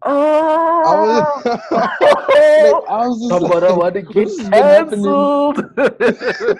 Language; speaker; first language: English; non-native, local second language; Xhosa